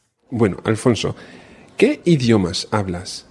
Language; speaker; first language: Spanish; non-native, fluent; English